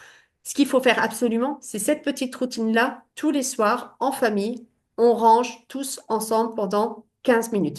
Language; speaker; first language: French; native; French